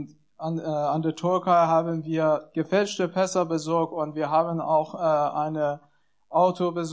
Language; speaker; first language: German; non-native, learner; Persian